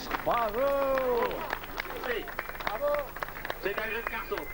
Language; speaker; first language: French; non-native, learner; Chinese